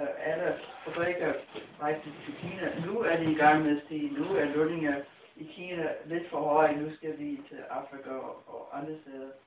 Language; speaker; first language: Danish; non-native, fluent; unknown